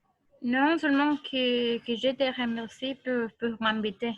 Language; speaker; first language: French; non-native, learner; Spanish